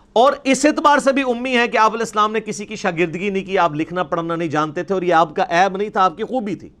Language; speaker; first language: Urdu; non-native, local second language; Punjabi